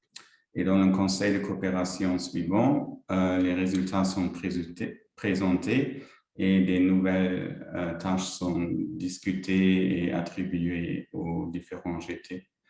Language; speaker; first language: French; non-native, local second language; Luxembourgish